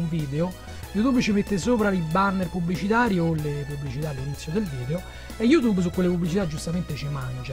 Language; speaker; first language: Italian; native; Italian